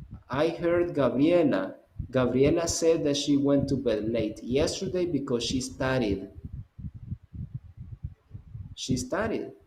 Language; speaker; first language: English; non-native, fluent; Spanish